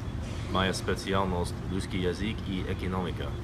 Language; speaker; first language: Russian; non-native, learner; English